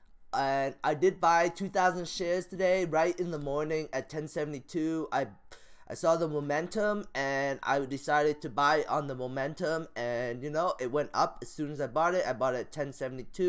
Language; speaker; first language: English; native; English